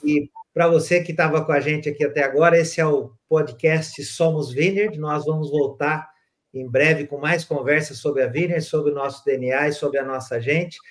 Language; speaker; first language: Portuguese; native; Portuguese